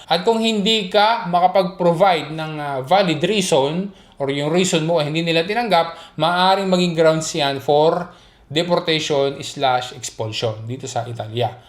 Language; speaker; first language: Filipino; native; Filipino